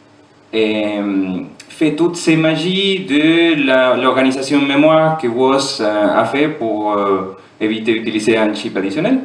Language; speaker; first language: French; non-native, fluent; German